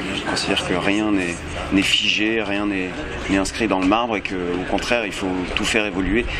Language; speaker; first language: French; native; French